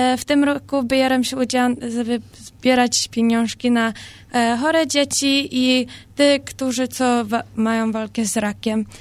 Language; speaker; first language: Polish; early bilingual, heritage; Polish